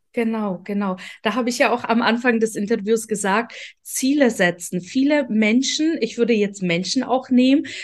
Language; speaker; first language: German; non-native, fluent; Polish